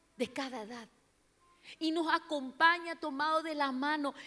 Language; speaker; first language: Spanish; non-native, local second language; Portuguese